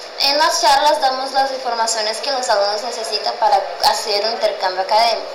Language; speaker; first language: Spanish; native; Spanish